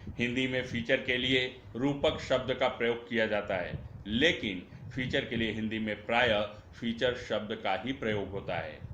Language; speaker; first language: Hindi; non-native, local second language; Marathi